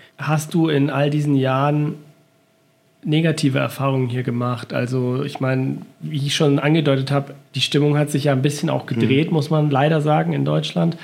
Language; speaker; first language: German; native; German